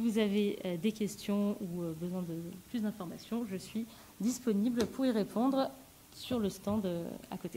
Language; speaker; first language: French; native; French